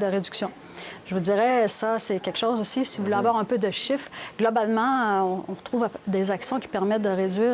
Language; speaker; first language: French; native; French